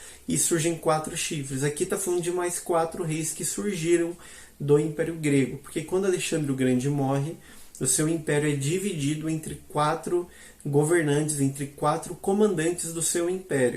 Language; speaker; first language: Portuguese; native; Portuguese